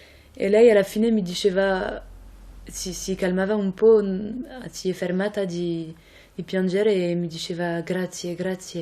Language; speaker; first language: Italian; non-native, fluent; French